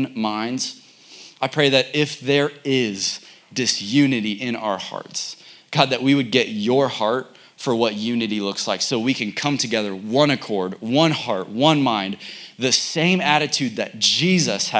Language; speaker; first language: English; native; English